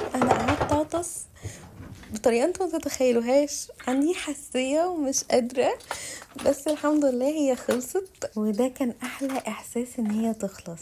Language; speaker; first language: Arabic; native; Arabic